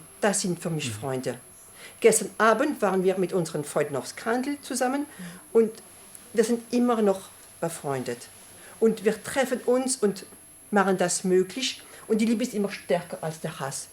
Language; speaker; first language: German; early bilingual, heritage; French